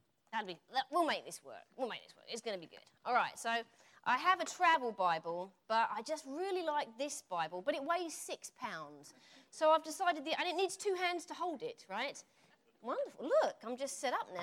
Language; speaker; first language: English; native; English